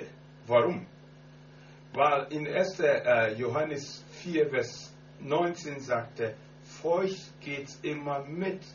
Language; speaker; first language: German; non-native, learner; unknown